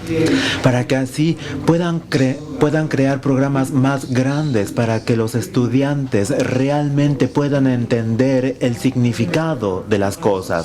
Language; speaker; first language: Spanish; non-native, fluent; Finnish